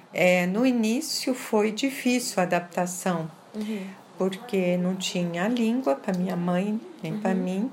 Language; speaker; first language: Portuguese; early bilingual, other home language; French